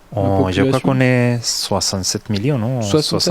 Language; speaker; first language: French; non-native, fluent; Spanish